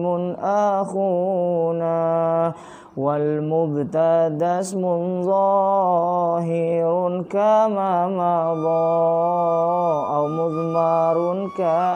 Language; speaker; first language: Arabic; non-native, fluent; Indonesian